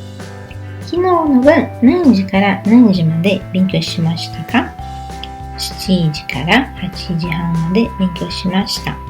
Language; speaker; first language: Japanese; non-native, learner; Portuguese